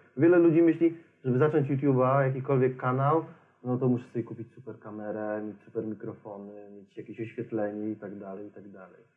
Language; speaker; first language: Polish; native; Polish